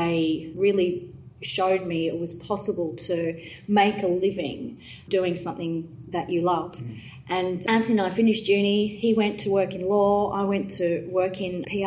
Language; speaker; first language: English; native; English